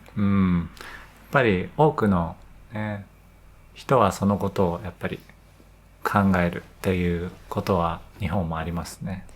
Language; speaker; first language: Japanese; native; Japanese